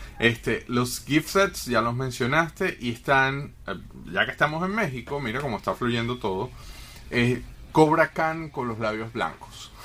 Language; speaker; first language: Spanish; native; Spanish